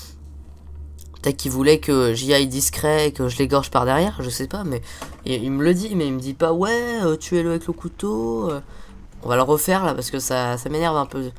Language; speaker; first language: French; native; French